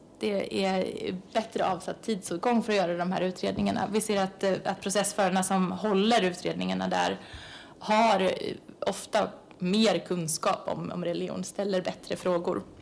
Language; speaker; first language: Swedish; native; Swedish